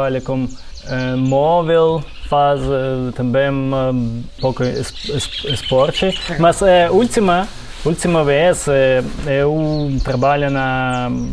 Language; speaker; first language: Portuguese; non-native, learner; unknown